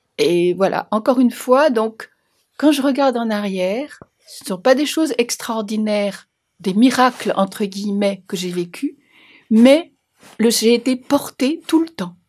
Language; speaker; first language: French; native; French